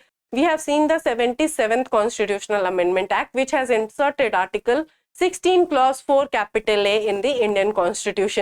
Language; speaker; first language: English; non-native, local second language; Hindi